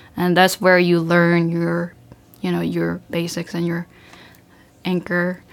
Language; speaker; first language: English; early bilingual, other home language; Korean